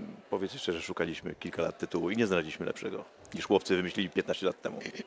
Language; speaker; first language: Polish; native; Polish